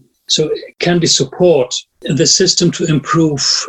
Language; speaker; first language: English; non-native, fluent; German